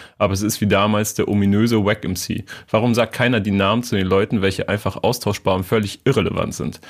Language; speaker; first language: German; native; German